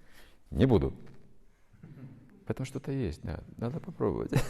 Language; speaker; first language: Russian; native; Russian